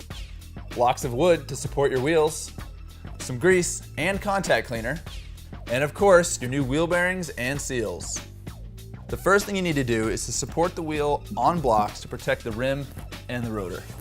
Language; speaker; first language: English; native; English